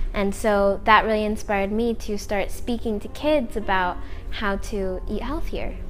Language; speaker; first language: English; native; English